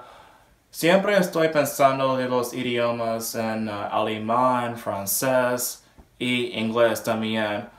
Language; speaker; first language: Spanish; non-native, learner; English